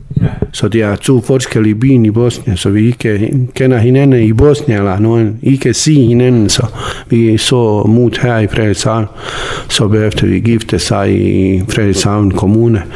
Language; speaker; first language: Danish; non-native, learner; Bosnian